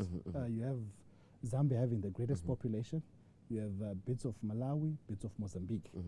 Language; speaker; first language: English; non-native, local second language; Shona